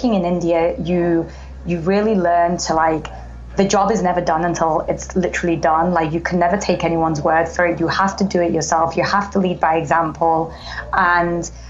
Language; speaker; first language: English; native; English